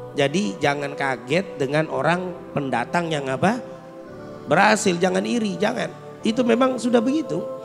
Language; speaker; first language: Indonesian; native; Indonesian